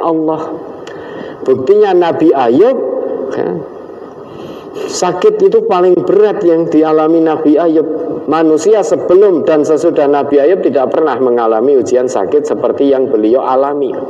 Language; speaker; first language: Indonesian; non-native, local second language; Javanese